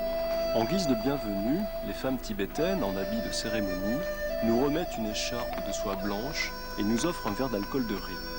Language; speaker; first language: French; native; French